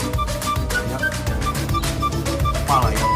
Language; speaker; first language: Indonesian; native; Indonesian